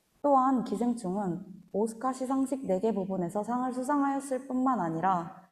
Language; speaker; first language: Korean; native; Korean